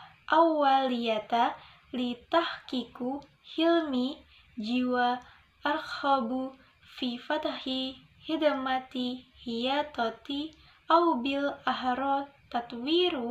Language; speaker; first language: Arabic; non-native, learner; Indonesian